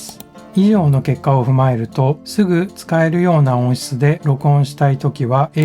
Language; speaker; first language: Japanese; native; Japanese